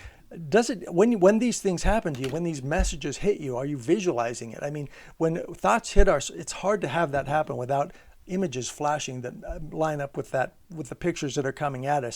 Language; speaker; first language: English; native; English